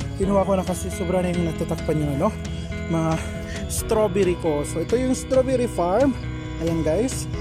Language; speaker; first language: Filipino; non-native, local second language; Cebuano